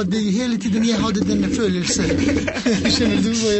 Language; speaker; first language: Norwegian; non-native, learner; Persian